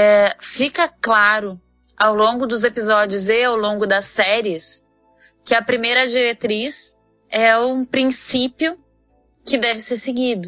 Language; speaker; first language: Portuguese; native; Portuguese